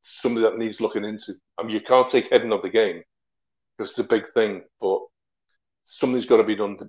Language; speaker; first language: English; native; English